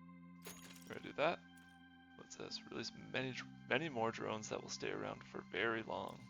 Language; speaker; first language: English; native; English